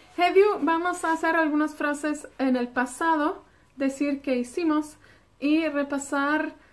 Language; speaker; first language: Spanish; non-native, fluent; Welsh